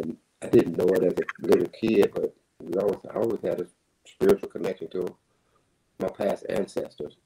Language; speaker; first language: English; native; English